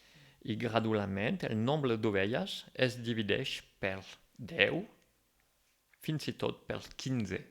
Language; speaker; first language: Catalan; non-native, local second language; French